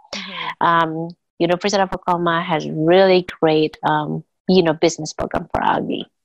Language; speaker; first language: English; non-native, fluent; Indonesian